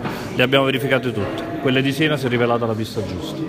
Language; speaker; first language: Italian; native; Italian